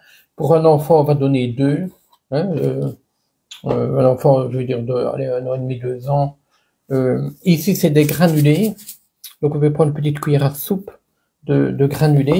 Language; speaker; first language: French; native; French